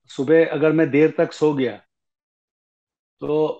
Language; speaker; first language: Hindi; native; Hindi